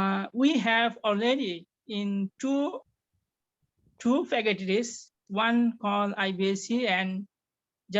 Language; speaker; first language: English; non-native, fluent; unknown